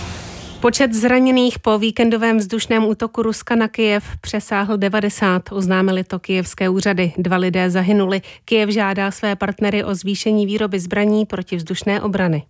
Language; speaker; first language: Czech; native; Czech